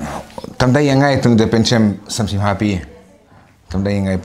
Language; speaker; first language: Thai; non-native, fluent; French